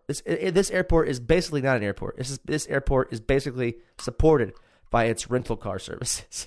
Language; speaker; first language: English; native; English